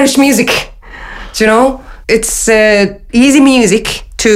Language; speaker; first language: English; non-native, fluent; Japanese